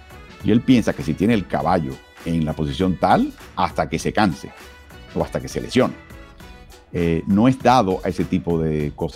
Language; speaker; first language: Spanish; native; Spanish